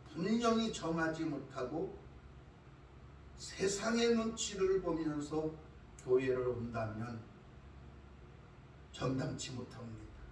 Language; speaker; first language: Korean; native; Korean